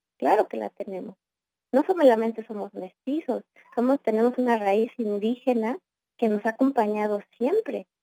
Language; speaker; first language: Spanish; native; Spanish